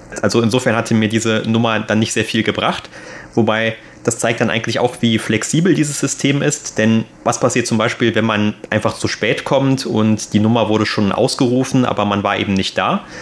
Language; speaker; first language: German; native; German